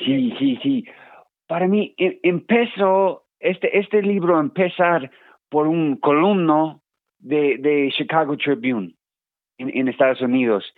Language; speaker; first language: Spanish; non-native, learner; English